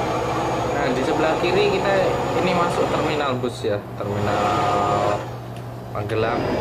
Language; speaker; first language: Indonesian; native; Indonesian